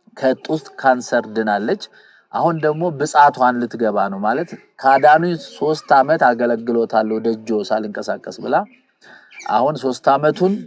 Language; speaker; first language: Amharic; native; Amharic